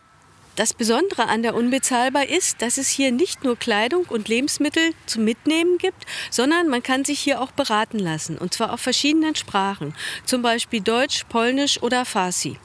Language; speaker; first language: German; native; German